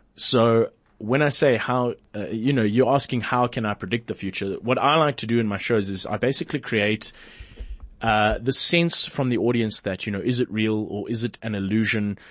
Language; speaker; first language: English; native; English